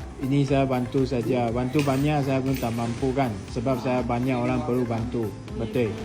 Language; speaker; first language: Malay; non-native, local second language; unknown